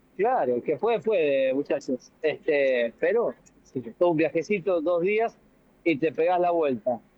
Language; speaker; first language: Spanish; native; Spanish